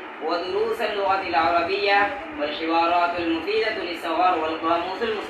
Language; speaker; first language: Arabic; non-native, learner; Urdu